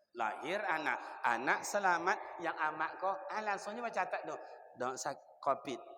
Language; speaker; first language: Malay; non-native, local second language; Minangkabau